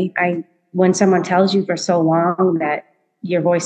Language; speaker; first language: English; native; English